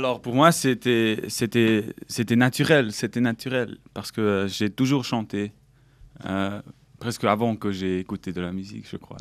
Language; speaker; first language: French; non-native, local second language; German